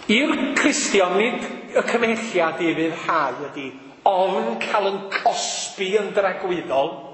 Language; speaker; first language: Welsh; native; Welsh